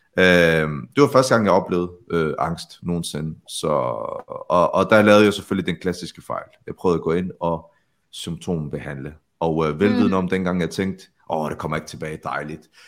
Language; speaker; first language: Danish; early bilingual, other home language; Arabic